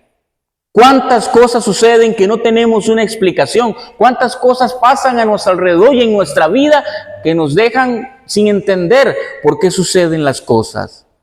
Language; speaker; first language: Spanish; native; Spanish